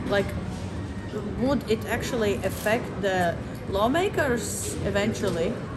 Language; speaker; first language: English; non-native, fluent; Latvian